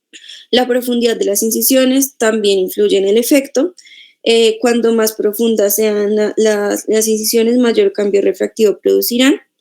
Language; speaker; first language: Spanish; native; Spanish